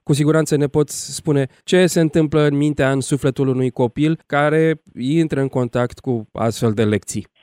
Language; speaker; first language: Romanian; native; Romanian